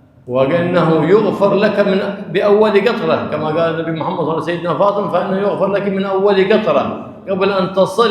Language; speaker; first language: Arabic; native; Arabic